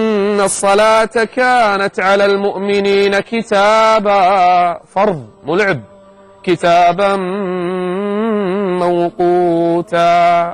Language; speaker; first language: Arabic; native; Arabic